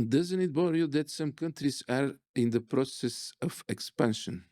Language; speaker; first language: English; non-native, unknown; Bulgarian